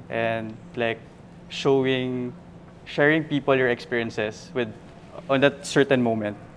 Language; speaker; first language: English; non-native, local second language; Filipino